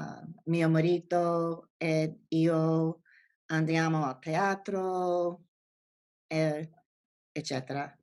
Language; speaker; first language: Italian; non-native, learner; English